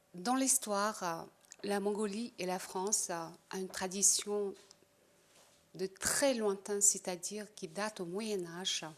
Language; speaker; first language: French; non-native, fluent; Mongolian